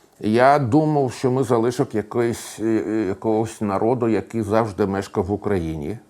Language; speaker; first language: Ukrainian; native; Ukrainian